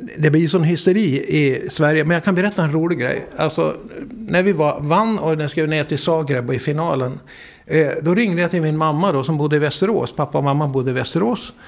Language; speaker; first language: Swedish; native; Swedish